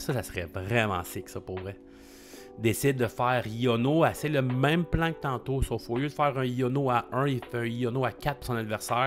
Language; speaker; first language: French; native; French